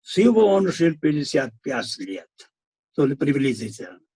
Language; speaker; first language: Russian; non-native, fluent; Hindi